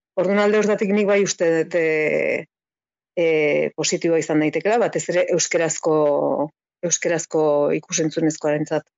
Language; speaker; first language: Basque; native; Basque